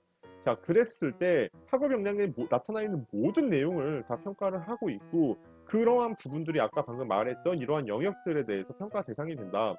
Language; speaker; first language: Korean; native; Korean